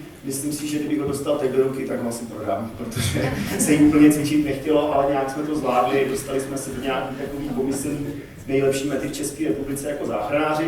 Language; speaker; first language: Czech; native; Czech